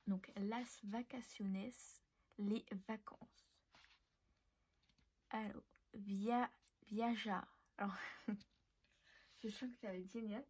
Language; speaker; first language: French; native; French